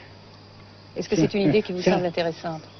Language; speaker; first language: French; native; French